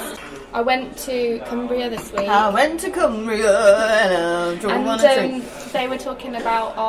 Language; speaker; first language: English; native; English